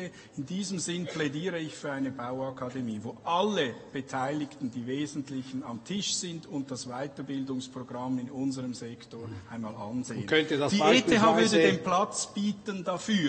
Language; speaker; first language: German; native; German